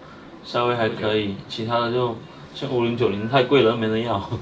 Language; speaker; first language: Chinese; native; Chinese